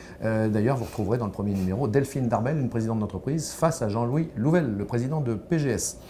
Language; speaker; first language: French; native; French